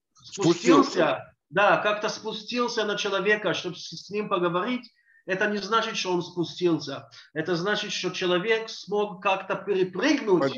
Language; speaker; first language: Russian; early bilingual, heritage; Russian